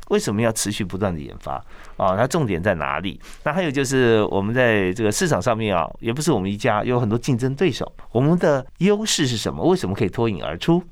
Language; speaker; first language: Chinese; native; Chinese